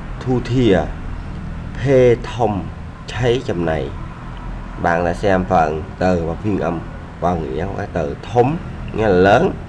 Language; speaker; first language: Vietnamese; non-native, local second language; Khmer